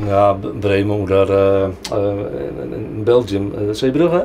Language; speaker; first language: German; non-native, learner; Dutch